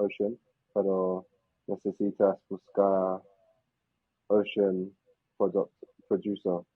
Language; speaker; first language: Spanish; non-native, learner; English